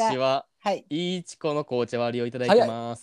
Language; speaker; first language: Japanese; native; Japanese